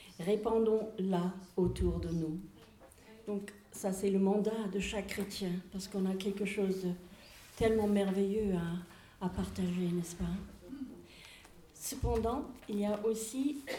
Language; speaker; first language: French; non-native, fluent; English